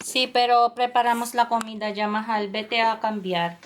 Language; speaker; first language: Spanish; non-native, learner; Filipino